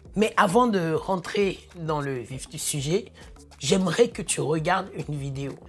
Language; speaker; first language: French; native; French